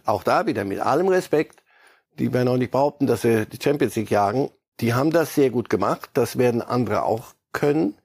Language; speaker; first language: German; native; German